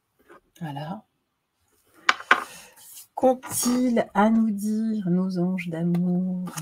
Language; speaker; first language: French; native; French